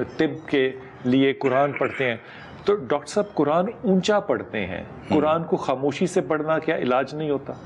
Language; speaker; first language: Urdu; native; Urdu